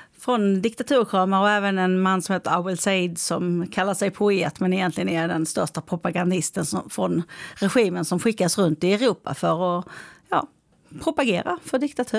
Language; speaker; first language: Swedish; native; Swedish